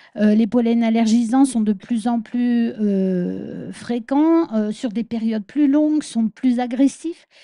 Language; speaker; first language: French; native; French